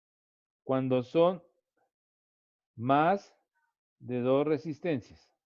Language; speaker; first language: Spanish; native; Spanish